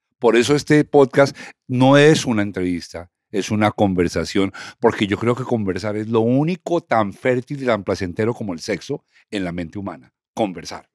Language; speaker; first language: Spanish; native; Spanish